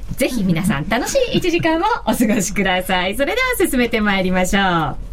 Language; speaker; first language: Japanese; native; Japanese